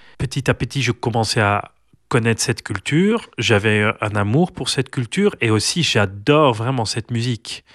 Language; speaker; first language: French; non-native, local second language; Dutch